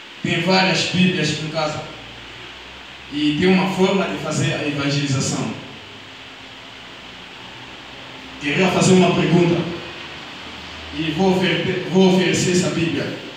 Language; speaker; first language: Portuguese; non-native, learner; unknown